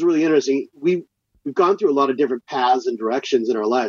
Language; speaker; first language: English; native; English